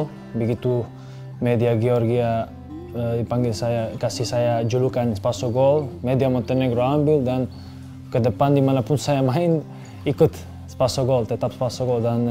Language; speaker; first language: Indonesian; non-native, fluent; Serbian